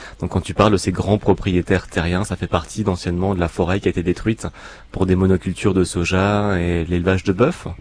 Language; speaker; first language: French; native; French